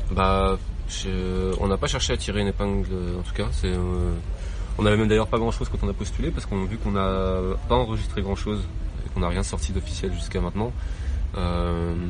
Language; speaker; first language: French; native; French